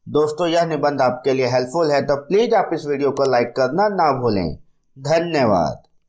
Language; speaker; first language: Hindi; native; Hindi